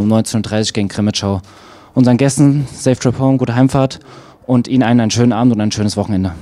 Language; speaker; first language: German; native; German